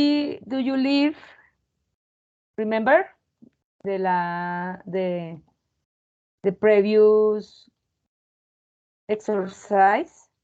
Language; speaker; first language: English; non-native, fluent; Spanish